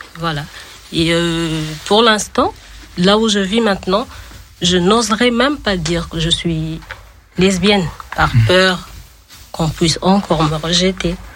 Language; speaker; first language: French; non-native, local second language; Lingala